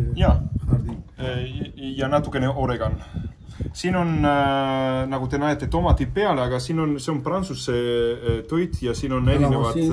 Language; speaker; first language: Estonian; non-native, learner; Spanish